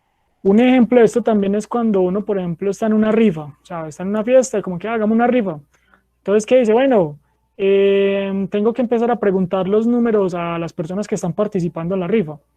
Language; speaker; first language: Spanish; native; Spanish